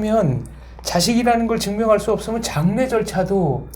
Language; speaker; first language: Korean; native; Korean